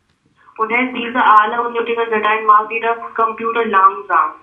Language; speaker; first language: German; non-native, learner; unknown